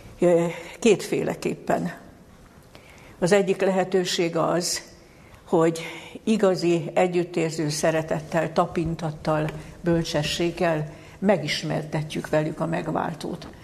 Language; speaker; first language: Hungarian; native; Hungarian